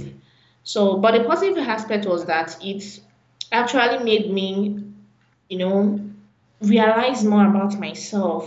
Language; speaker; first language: English; non-native, local second language; Yoruba